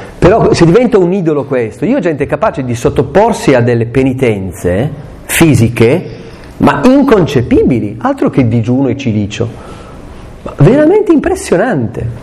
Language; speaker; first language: Italian; non-native, local second language; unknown